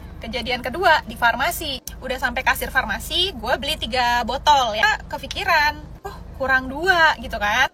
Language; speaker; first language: Indonesian; native; Indonesian